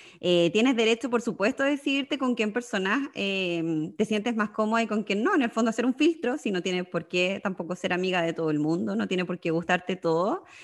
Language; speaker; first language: Spanish; native; Spanish